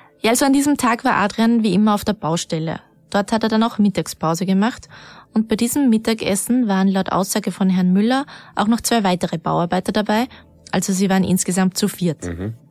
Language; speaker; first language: German; native; German